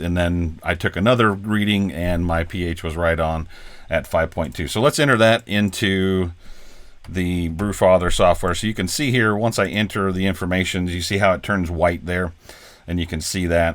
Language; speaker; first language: English; native; English